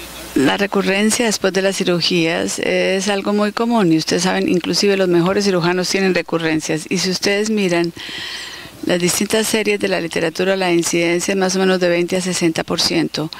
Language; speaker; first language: Spanish; native; Spanish